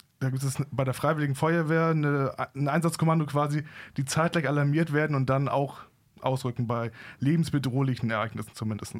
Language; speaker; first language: German; native; German